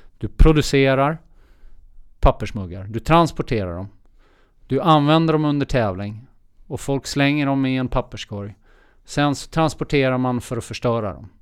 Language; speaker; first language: Swedish; early bilingual, heritage; Swedish